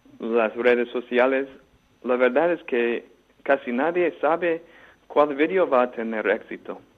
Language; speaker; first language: Spanish; non-native, fluent; English